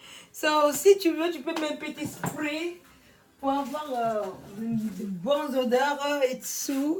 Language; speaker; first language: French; non-native, learner; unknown